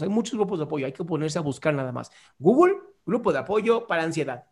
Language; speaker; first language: Spanish; native; Spanish